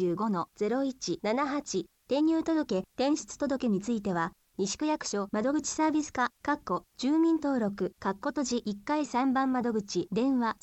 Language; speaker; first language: Japanese; native; Japanese